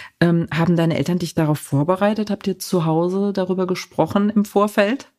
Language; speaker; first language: German; native; German